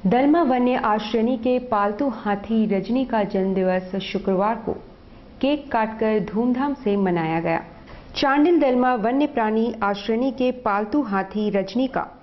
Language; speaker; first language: Hindi; native; Hindi